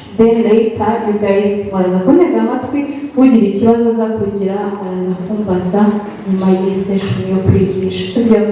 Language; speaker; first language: Kinyarwanda; early bilingual, heritage; Kinyarwanda